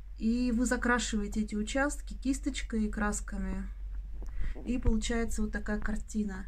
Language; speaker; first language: Russian; native; Russian